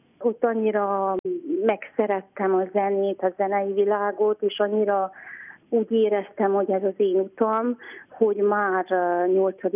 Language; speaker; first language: Hungarian; native; Hungarian